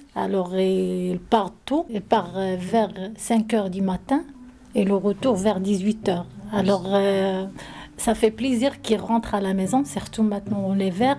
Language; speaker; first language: French; non-native, learner; Arabic